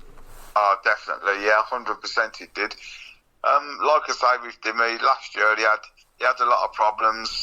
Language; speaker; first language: English; native; English